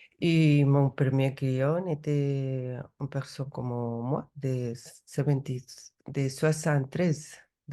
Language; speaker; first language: French; non-native, learner; Spanish